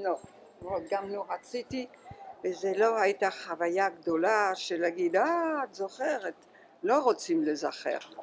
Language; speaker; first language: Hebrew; non-native, fluent; French